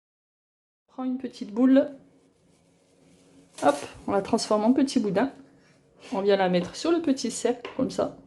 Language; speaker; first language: French; native; French